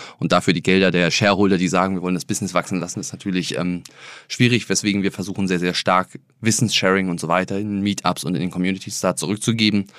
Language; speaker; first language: German; native; German